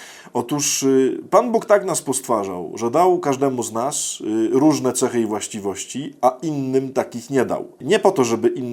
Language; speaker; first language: Polish; native; Polish